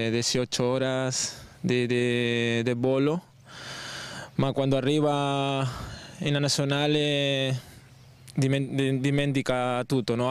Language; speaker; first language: Italian; non-native, learner; Spanish